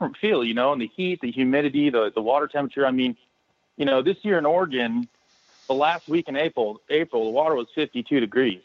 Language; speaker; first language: English; native; English